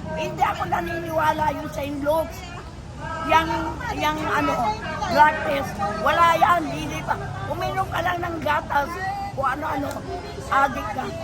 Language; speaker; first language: Filipino; non-native, local second language; Iloko